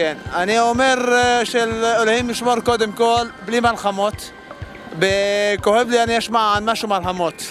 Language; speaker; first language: Hebrew; non-native, learner; Arabic